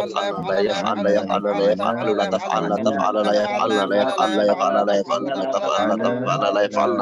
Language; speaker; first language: Arabic; non-native, learner; Bangla